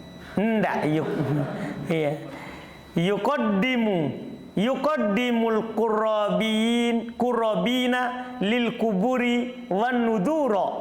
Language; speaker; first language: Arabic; non-native, fluent; Indonesian